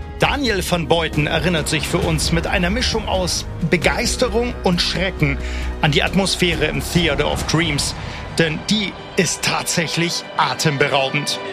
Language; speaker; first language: German; native; German